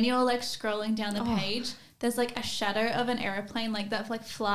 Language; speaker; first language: English; native; English